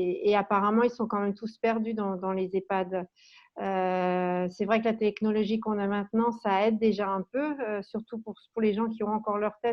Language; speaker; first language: French; native; French